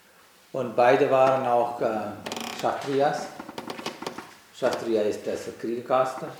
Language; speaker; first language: German; non-native, learner; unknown